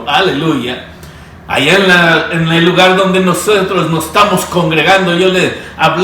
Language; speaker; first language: Spanish; native; Spanish